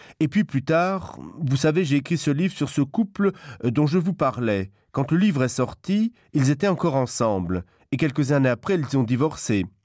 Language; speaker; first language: French; non-native, local second language; Luxembourgish